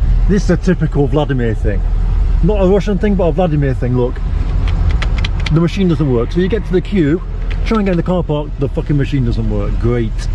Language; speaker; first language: English; native; English